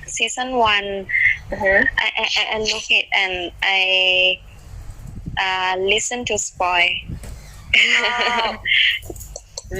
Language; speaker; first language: English; non-native, learner; Thai